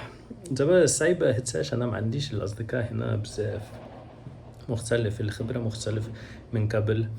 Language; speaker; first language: Arabic; non-native, learner; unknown